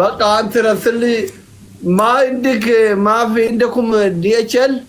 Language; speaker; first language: Arabic; non-native, learner; Oromo